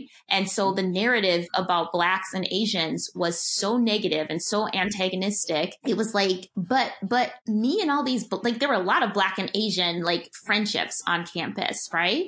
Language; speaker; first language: English; native; English